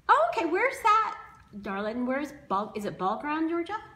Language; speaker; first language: English; native; English